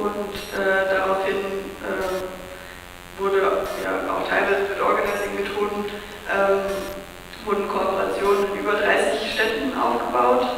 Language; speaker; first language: German; native; German